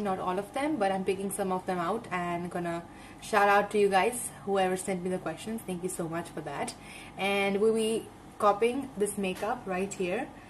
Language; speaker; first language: English; non-native, local second language; Gujarati